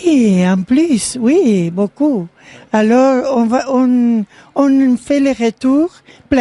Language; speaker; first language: French; non-native, learner; Spanish